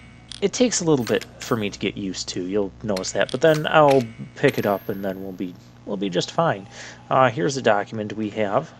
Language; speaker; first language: English; native; English